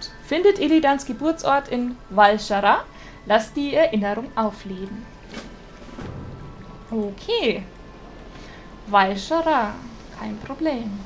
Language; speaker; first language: German; native; German